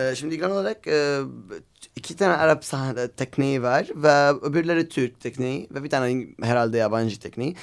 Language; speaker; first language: Turkish; non-native, learner; Arabic